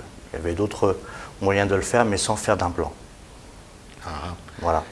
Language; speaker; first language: French; native; French